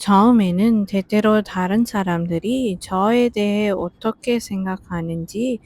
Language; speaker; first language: Korean; non-native, fluent; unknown